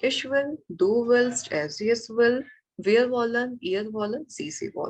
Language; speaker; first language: German; non-native, fluent; Malayalam